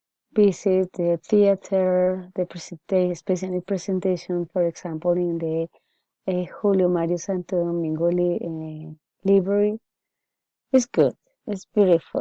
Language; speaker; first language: English; non-native, learner; Spanish